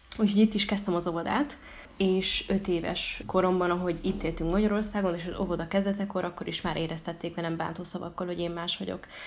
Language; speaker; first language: Hungarian; early bilingual, other home language; Arabic